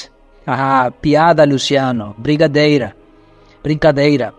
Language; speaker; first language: Portuguese; non-native, fluent; Spanish